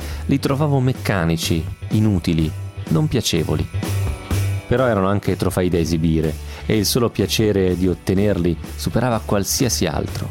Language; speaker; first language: Italian; native; Italian